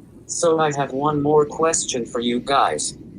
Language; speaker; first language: English; native; English